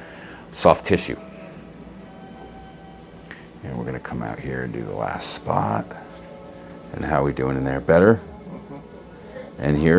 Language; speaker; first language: English; native; English